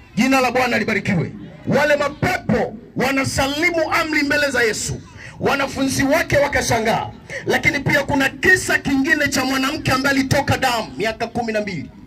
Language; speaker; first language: Swahili; native; Swahili